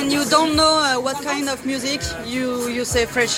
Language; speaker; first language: English; non-native, learner; French